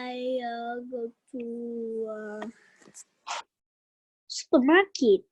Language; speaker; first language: English; non-native, learner; Vietnamese